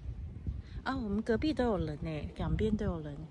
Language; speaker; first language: Chinese; native; Chinese